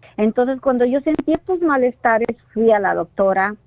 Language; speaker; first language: Spanish; native; Spanish